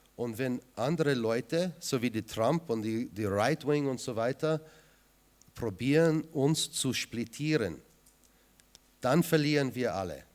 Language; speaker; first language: German; non-native, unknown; English